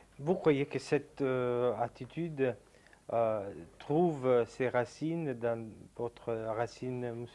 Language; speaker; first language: French; non-native, fluent; Italian